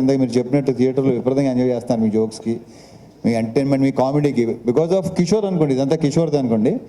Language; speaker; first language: Telugu; native; Telugu